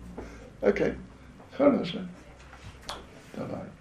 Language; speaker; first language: Russian; non-native, learner; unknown